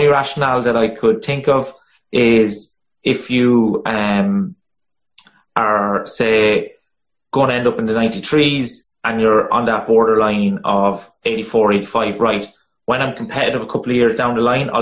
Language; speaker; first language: English; native; English